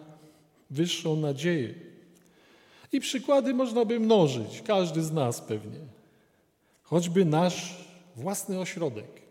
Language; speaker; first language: Polish; native; Polish